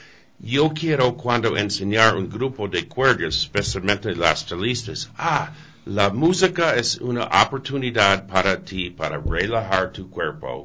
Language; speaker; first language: Spanish; non-native, learner; English